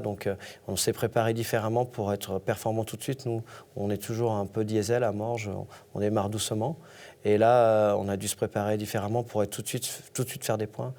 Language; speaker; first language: French; native; French